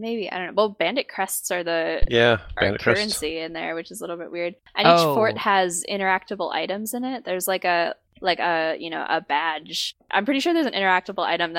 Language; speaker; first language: English; native; English